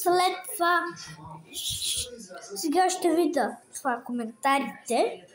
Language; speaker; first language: Bulgarian; early bilingual, heritage; Bulgarian